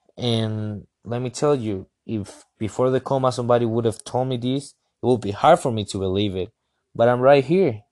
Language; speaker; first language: English; non-native, fluent; Spanish